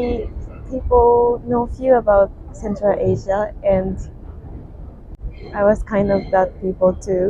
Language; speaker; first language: English; non-native, learner; Japanese